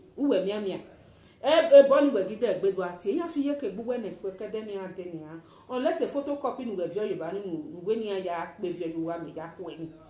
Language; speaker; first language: Nigerian Pidgin; native; Nigerian Pidgin